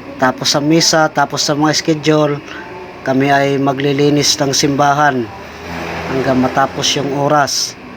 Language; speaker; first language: Filipino; native; Filipino